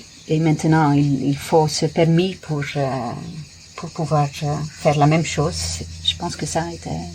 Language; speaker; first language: French; non-native, fluent; Dutch